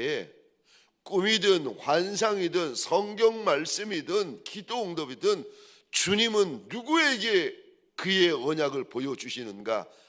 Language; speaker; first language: Korean; native; Korean